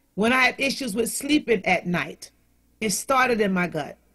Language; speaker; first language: English; native; English